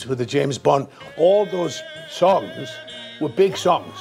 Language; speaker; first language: English; native; English